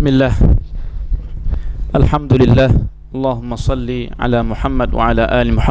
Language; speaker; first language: Malay; native; Malay